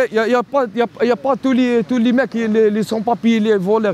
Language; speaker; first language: French; non-native, learner; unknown